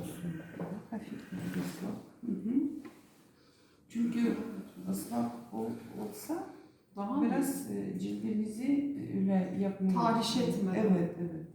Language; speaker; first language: Turkish; non-native, learner; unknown